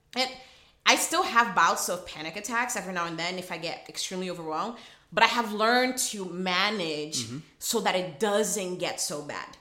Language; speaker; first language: English; early bilingual, other home language; Portuguese